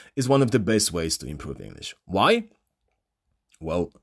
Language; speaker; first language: English; non-native, fluent; Polish